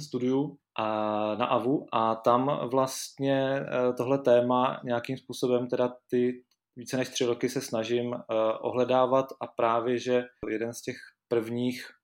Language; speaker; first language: Czech; native; Czech